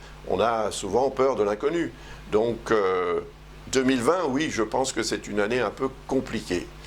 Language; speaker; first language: French; native; French